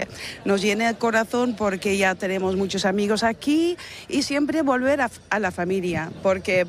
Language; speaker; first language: Spanish; non-native, fluent; Dutch